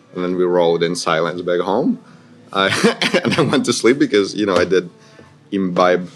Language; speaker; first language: English; non-native, fluent; Ukrainian